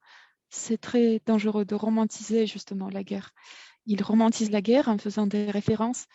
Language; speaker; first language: French; non-native, fluent; Russian